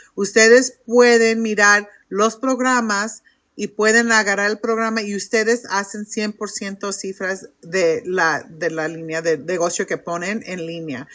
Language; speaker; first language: Spanish; early bilingual, heritage; Spanish